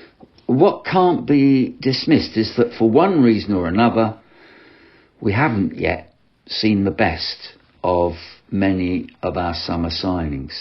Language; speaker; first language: English; native; English